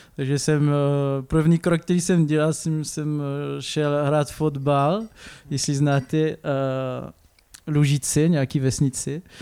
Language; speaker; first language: Czech; non-native, learner; French